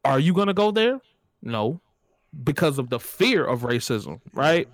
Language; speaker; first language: English; native; English